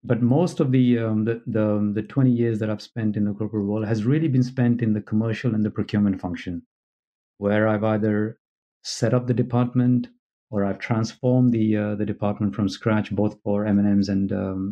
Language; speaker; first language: English; native; English